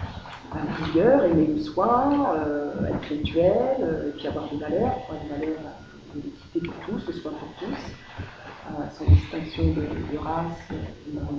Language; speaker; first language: French; native; French